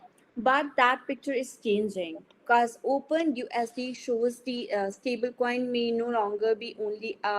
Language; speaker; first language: English; non-native, fluent; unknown